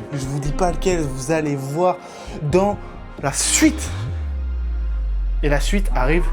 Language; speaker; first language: French; native; French